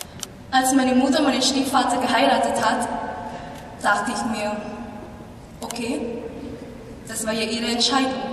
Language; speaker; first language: German; non-native, fluent; Filipino